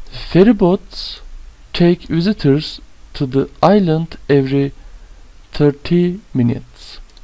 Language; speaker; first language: English; non-native, fluent; Turkish